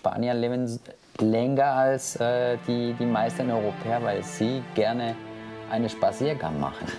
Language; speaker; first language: German; non-native, fluent; Spanish